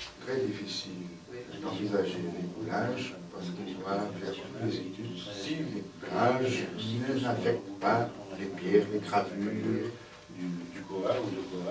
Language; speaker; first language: French; non-native, fluent; Portuguese